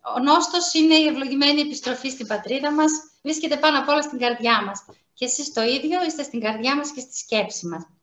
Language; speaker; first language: Greek; native; Greek